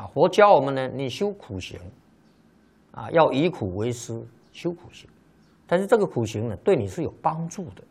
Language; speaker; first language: Chinese; native; Chinese